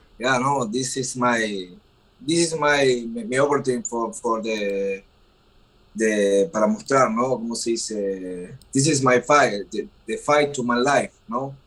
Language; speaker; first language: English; non-native, learner; Spanish